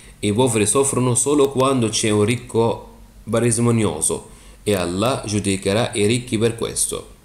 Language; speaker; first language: Italian; non-native, fluent; Arabic